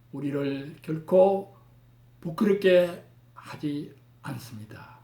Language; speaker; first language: Korean; native; Korean